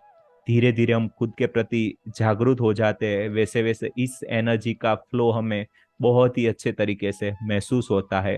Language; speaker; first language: Hindi; native; Hindi